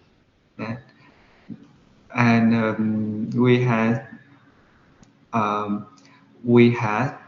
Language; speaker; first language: English; non-native, learner; Vietnamese